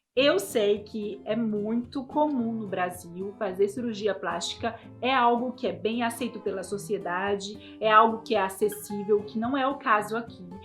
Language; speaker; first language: Portuguese; native; Portuguese